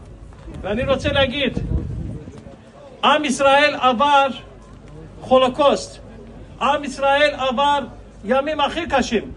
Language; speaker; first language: Hebrew; non-native, fluent; Azerbaijani